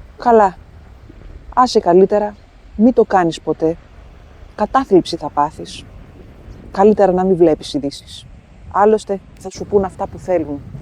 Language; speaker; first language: Greek; native; Greek